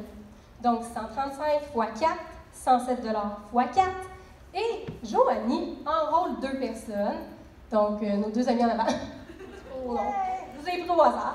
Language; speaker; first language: French; native; French